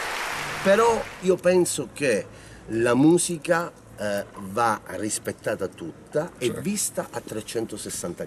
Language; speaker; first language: Italian; native; Italian